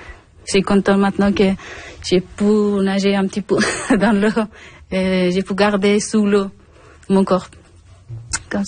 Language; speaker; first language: French; non-native, learner; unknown